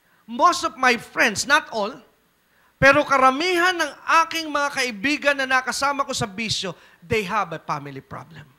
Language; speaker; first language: Filipino; native; Filipino